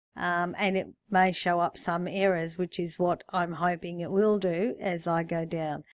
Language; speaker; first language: English; native; English